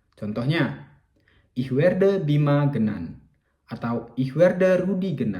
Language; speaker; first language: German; non-native, learner; Indonesian